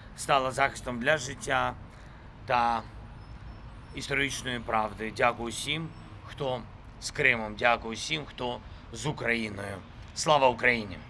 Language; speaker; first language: Ukrainian; non-native, local second language; Russian